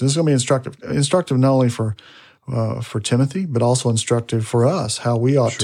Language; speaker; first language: English; native; English